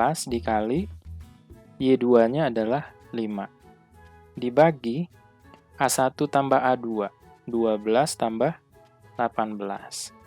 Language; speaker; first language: Indonesian; native; Indonesian